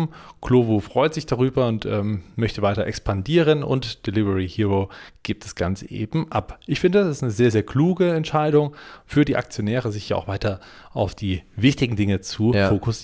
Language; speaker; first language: German; native; German